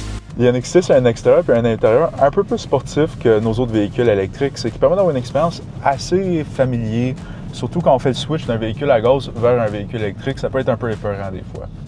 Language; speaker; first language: French; native; French